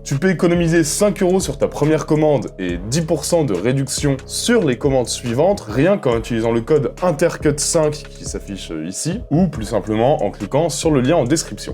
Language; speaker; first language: French; native; French